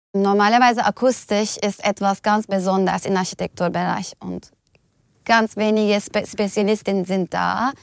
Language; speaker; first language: German; non-native, fluent; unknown